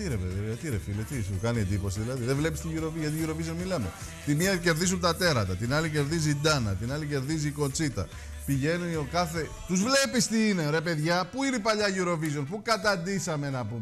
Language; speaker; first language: Greek; native; Greek